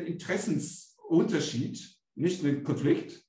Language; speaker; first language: German; native; German